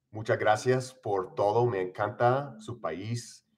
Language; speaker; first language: Spanish; non-native, fluent; English